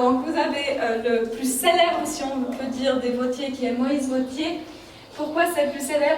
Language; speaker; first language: French; native; French